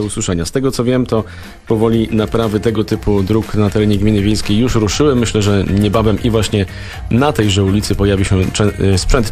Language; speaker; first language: Polish; native; Polish